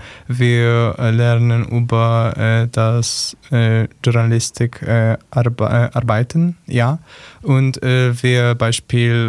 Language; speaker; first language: German; non-native, learner; Polish